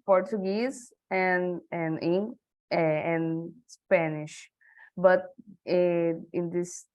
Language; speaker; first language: English; non-native, learner; Portuguese